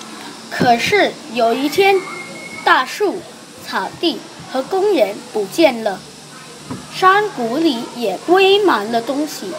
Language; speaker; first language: Chinese; non-native, learner; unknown